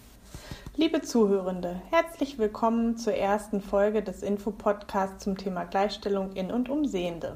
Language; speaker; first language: German; native; German